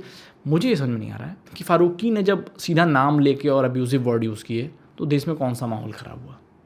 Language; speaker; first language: Hindi; native; Hindi